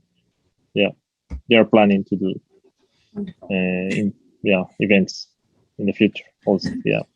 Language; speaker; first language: English; non-native, fluent; Spanish